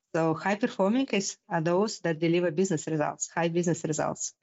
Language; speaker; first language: English; non-native, fluent; Russian